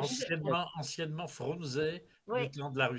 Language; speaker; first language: French; native; French